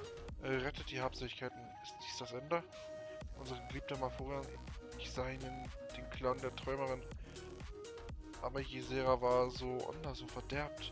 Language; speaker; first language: German; native; German